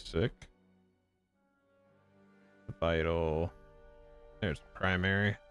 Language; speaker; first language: English; native; English